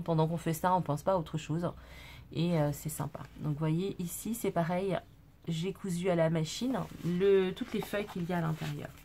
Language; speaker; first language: French; native; French